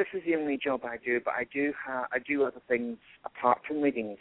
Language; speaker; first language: English; native; English